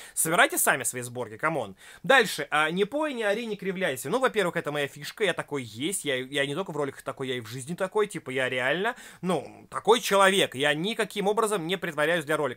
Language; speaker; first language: Russian; native; Russian